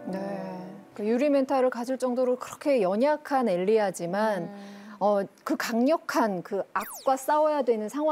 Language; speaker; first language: Korean; native; Korean